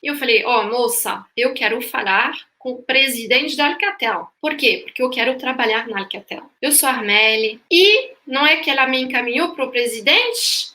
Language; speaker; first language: Portuguese; non-native, fluent; French